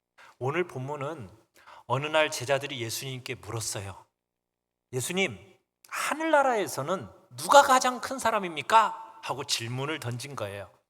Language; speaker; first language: Korean; native; Korean